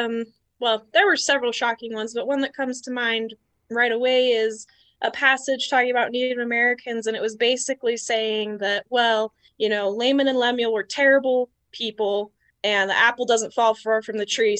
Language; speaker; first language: English; native; English